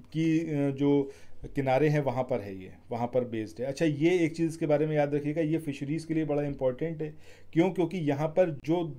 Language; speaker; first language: Hindi; native; Hindi